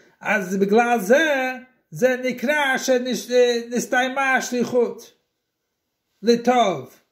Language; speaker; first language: Hebrew; non-native, fluent; English